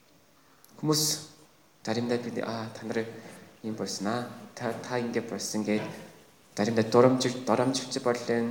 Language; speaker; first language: Mongolian; non-native, fluent; Korean